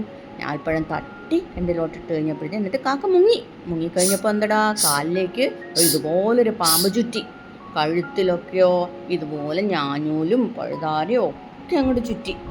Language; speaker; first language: Malayalam; native; Malayalam